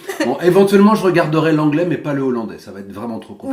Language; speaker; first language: French; native; French